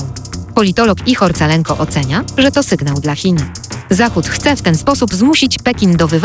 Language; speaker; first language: Polish; native; Polish